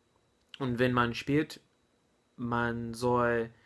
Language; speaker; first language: German; non-native, learner; English